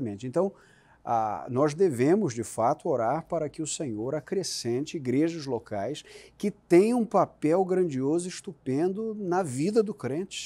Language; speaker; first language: Portuguese; native; Portuguese